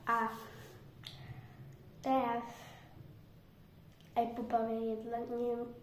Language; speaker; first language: Slovak; non-native, local second language; Romany